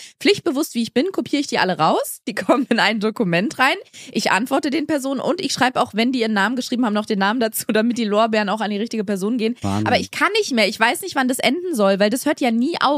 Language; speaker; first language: German; native; German